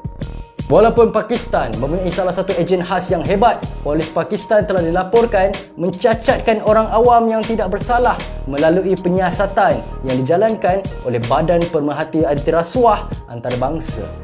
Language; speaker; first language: Malay; native; Malay